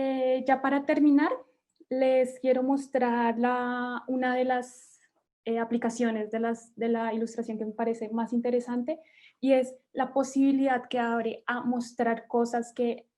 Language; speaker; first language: Spanish; native; Spanish